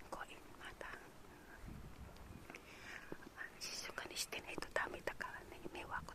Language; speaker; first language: Japanese; non-native, learner; Filipino